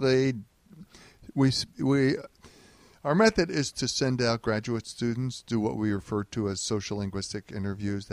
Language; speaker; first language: English; native; English